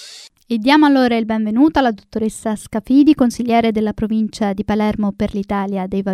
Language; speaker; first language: Italian; native; Italian